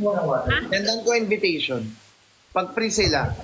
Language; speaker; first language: Filipino; native; Filipino